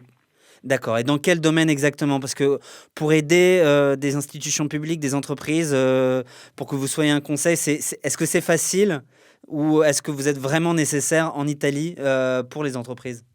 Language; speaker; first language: French; native; French